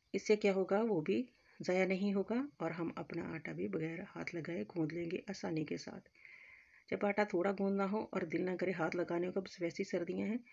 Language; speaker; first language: Hindi; native; Hindi